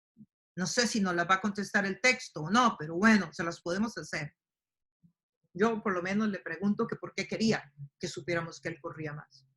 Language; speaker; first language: Spanish; native; Spanish